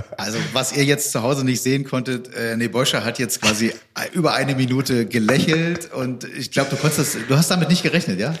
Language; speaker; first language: German; native; German